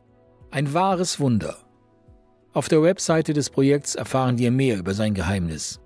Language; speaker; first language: German; native; German